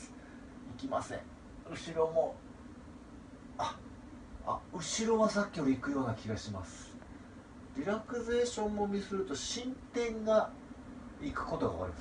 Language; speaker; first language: Japanese; native; Japanese